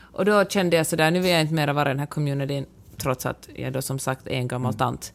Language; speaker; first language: Swedish; native; Swedish